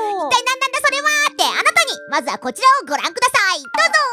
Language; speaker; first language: Japanese; native; Japanese